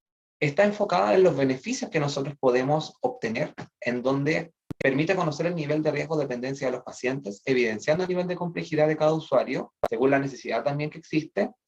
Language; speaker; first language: Spanish; native; Spanish